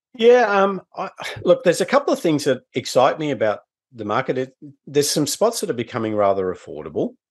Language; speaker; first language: English; native; English